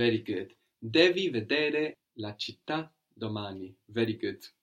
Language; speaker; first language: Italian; non-native, fluent; English